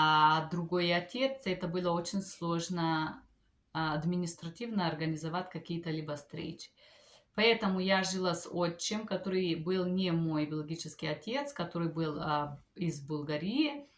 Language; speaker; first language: Russian; non-native, fluent; Bulgarian